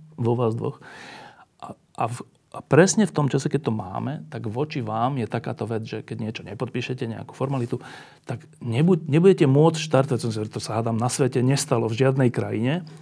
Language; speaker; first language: Slovak; native; Slovak